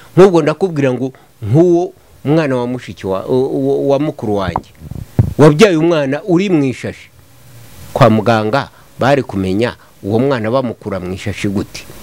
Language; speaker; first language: Kinyarwanda; native; Kinyarwanda